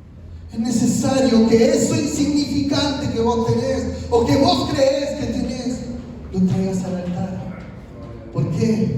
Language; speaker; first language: Spanish; native; Spanish